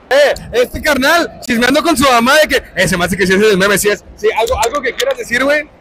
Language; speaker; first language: Spanish; native; Spanish